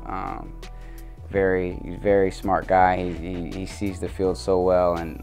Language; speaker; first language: English; native; English